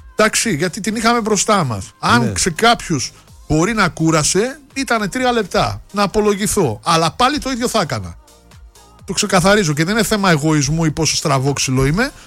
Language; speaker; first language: Greek; native; Greek